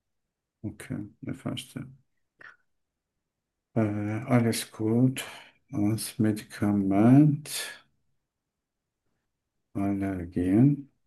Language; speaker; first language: German; non-native, learner; Turkish